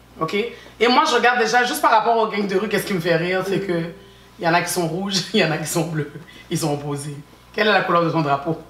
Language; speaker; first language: French; early bilingual, other home language; Haitian Creole